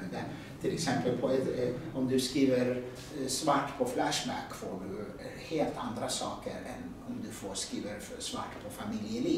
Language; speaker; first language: Swedish; non-native, fluent; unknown